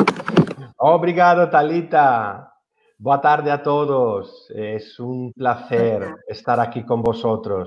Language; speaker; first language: Portuguese; non-native, learner; Spanish